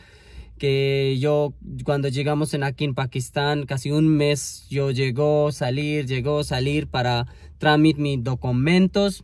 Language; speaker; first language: Spanish; non-native, learner; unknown